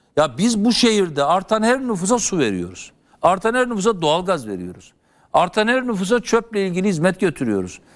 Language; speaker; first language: Turkish; native; Turkish